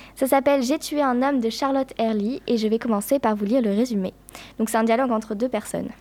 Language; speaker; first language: French; native; French